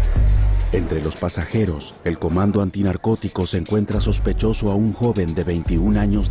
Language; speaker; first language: Spanish; native; Spanish